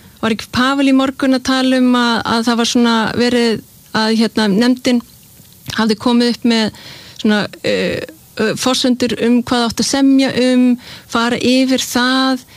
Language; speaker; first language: Icelandic; early bilingual, heritage; Icelandic